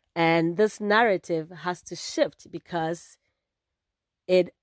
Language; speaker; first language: English; non-native, local second language; Akan